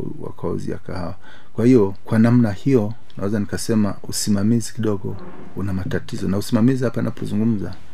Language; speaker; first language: Swahili; native; Swahili